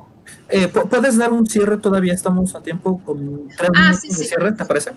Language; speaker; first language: Spanish; native; Spanish